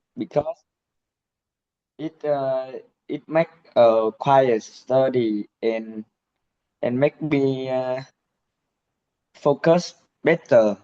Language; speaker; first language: English; non-native, learner; Vietnamese